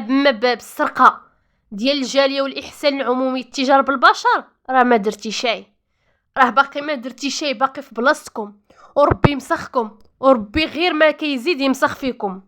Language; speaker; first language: Arabic; native; Arabic